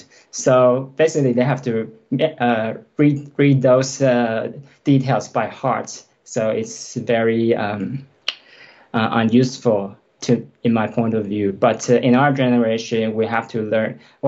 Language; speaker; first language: English; non-native, fluent; Chinese